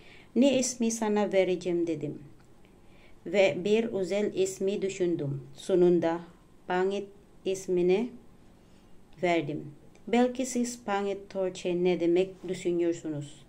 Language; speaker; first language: Turkish; non-native, learner; Filipino